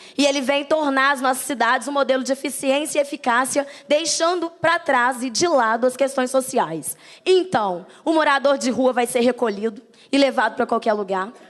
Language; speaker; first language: Portuguese; native; Portuguese